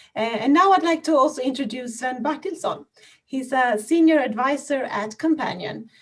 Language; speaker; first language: English; non-native, fluent; Swedish